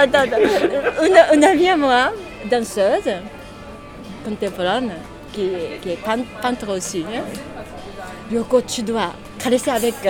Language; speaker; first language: French; non-native, learner; Japanese